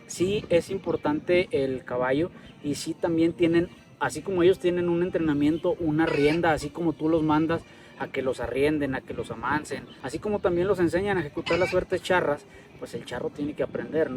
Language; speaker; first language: Spanish; native; Spanish